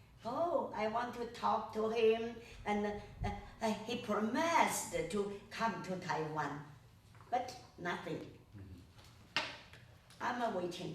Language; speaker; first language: English; non-native, learner; Chinese